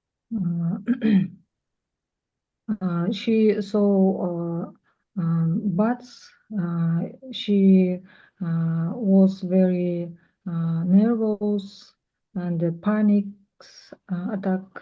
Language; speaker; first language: English; non-native, learner; Russian